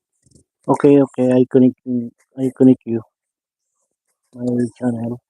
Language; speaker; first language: English; non-native, learner; Bikol